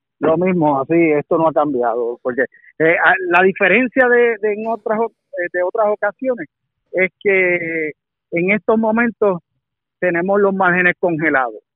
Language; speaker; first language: Spanish; native; Spanish